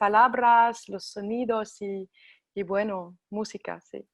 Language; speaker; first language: Spanish; non-native, fluent; French